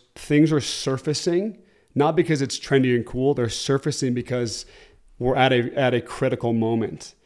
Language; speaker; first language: English; native; English